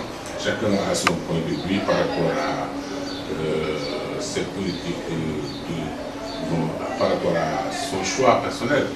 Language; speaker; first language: French; non-native, local second language; Wolof